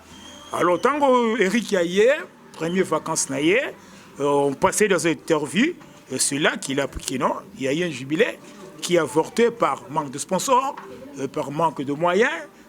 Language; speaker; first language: French; non-native, local second language; Lingala